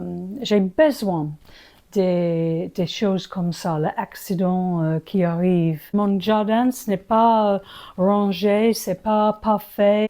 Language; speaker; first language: French; non-native, learner; English